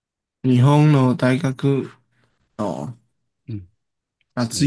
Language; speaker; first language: Japanese; non-native, learner; Chinese